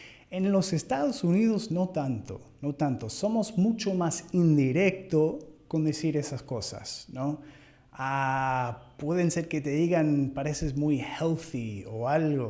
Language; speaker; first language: Spanish; non-native, fluent; English